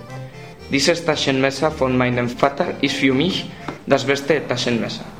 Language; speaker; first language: German; non-native, learner; Spanish